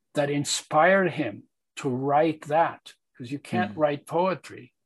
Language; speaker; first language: English; early bilingual, other home language; Polish